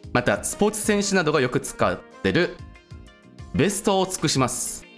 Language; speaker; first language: Japanese; non-native, fluent; Korean